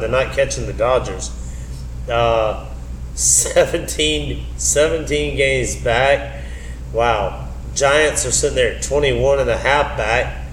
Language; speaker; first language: English; native; English